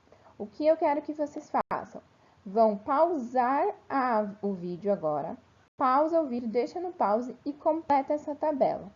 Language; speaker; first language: Portuguese; native; Portuguese